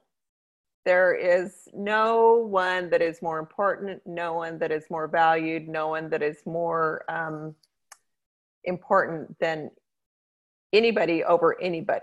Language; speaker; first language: English; native; English